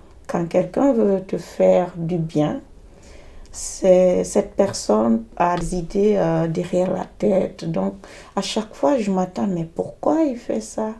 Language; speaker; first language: French; native; French